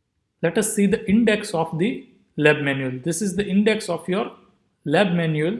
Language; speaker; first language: English; non-native, local second language; Gujarati